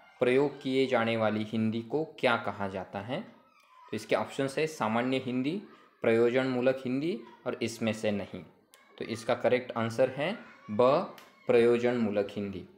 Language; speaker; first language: Hindi; non-native, local second language; Marathi